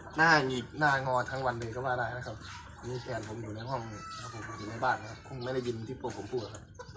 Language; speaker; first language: Thai; native; Thai